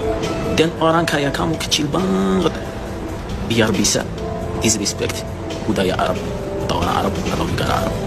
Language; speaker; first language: Indonesian; non-native, fluent; Arabic